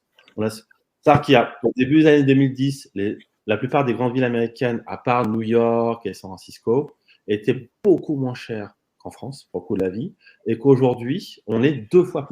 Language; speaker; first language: French; native; French